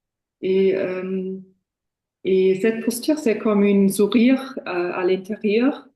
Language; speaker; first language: French; non-native, fluent; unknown